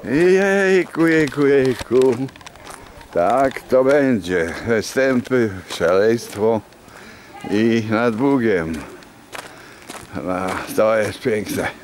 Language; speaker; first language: Polish; native; Polish